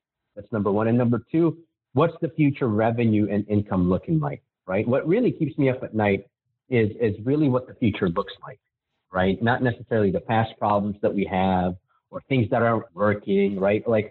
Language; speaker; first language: English; non-native, local second language; Filipino